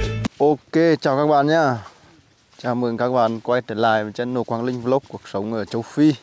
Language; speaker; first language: Vietnamese; native; Vietnamese